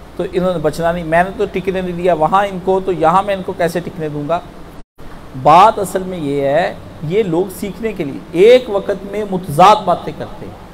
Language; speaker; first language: Urdu; non-native, local second language; Punjabi